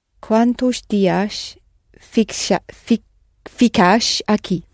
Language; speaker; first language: Portuguese; non-native, learner; English